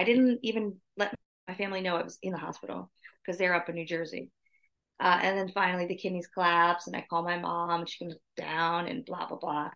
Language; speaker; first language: English; native; English